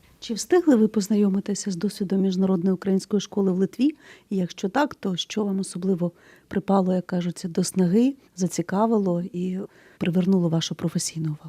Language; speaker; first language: Ukrainian; native; Ukrainian